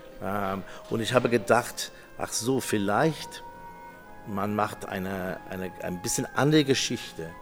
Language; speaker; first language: German; non-native, fluent; English